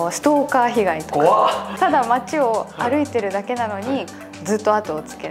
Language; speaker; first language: Japanese; native; Japanese